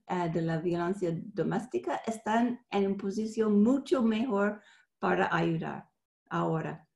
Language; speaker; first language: Spanish; non-native, fluent; English